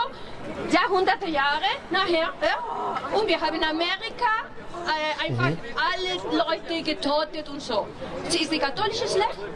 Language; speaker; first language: German; non-native, learner; Spanish